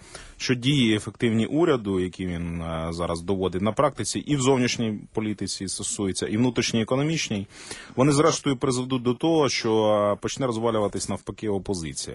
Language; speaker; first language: Ukrainian; native; Ukrainian